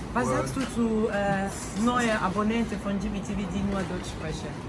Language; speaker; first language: German; non-native, fluent; Lingala